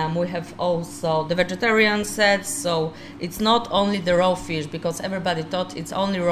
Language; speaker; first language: English; non-native, learner; Polish